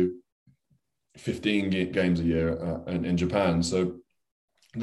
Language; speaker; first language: English; native; English